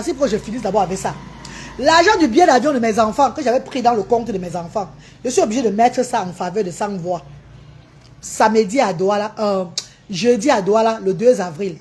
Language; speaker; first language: French; non-native, local second language; Lingala